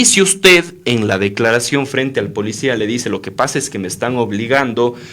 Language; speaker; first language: Spanish; native; Spanish